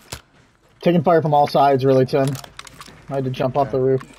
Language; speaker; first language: English; native; English